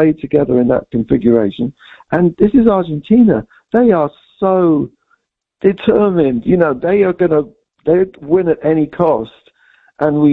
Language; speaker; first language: English; native; English